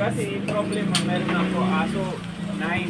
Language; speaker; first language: Filipino; non-native, learner; Punjabi